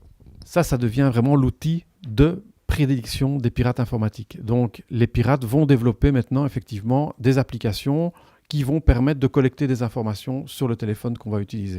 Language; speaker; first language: French; native; French